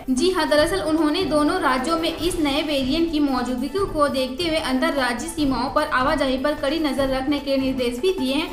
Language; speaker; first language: Hindi; native; Hindi